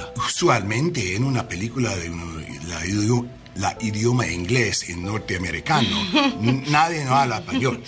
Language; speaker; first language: Spanish; non-native, learner; English